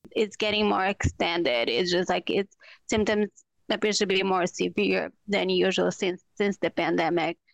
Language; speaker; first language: English; non-native, fluent; Portuguese